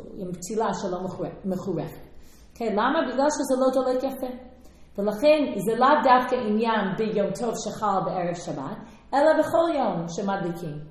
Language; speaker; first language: Hebrew; non-native, fluent; English